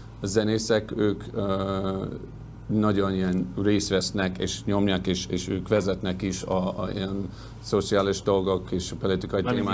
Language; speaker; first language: Hungarian; non-native, learner; English